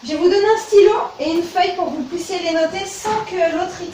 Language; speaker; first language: French; native; French